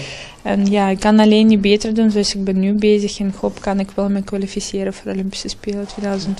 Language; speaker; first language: Dutch; non-native, learner; Russian